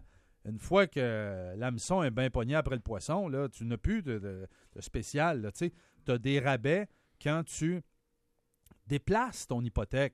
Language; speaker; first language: French; native; French